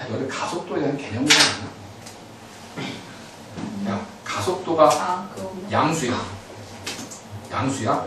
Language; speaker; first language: Korean; native; Korean